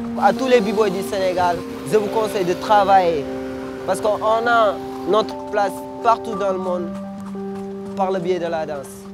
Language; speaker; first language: French; non-native, local second language; Wolof